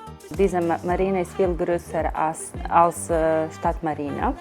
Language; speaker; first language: German; non-native, fluent; Croatian